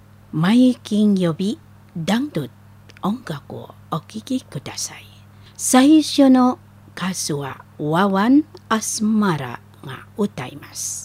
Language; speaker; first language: Japanese; non-native, learner; Indonesian